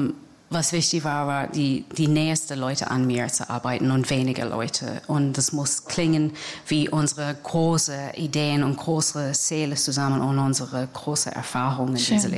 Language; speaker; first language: German; non-native, learner; English